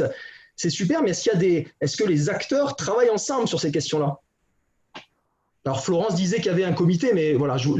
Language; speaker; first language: French; native; French